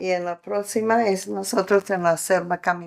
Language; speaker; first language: Spanish; non-native, fluent; English